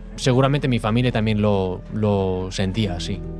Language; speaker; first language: Spanish; non-native, fluent; Persian